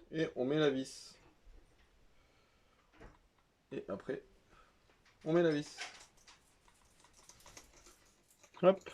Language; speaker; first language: French; native; French